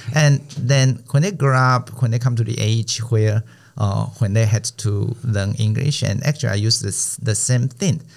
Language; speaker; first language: English; non-native, fluent; Chinese